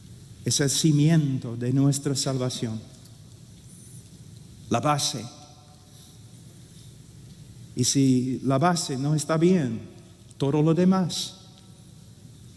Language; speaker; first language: Spanish; non-native, fluent; English